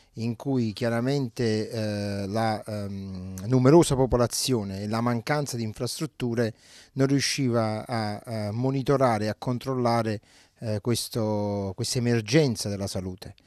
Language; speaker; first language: Italian; native; Italian